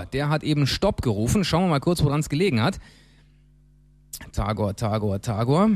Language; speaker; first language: German; native; German